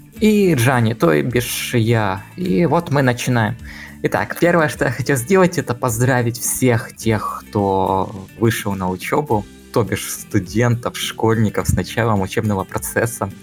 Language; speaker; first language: Russian; native; Russian